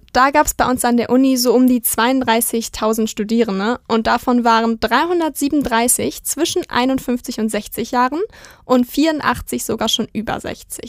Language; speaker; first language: German; native; German